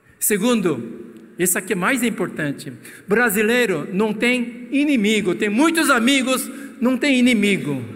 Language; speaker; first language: Portuguese; non-native, fluent; Korean